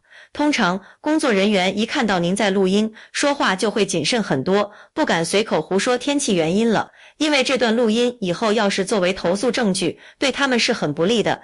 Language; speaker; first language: Chinese; native; Chinese